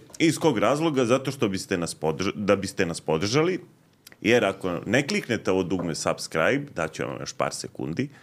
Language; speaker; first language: Serbian; native; Serbian